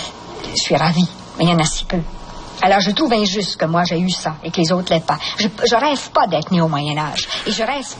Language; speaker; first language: French; native; French